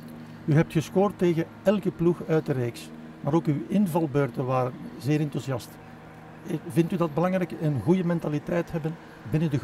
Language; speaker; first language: Dutch; native; Dutch